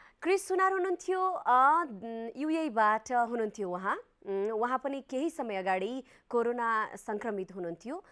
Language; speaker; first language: Nepali; native; Nepali